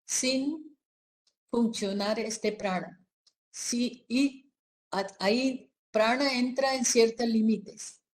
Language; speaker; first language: Spanish; non-native, fluent; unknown